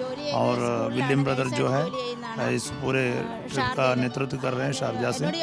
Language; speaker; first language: Hindi; native; Hindi